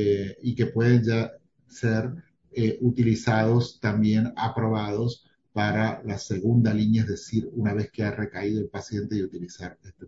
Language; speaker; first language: Spanish; native; Spanish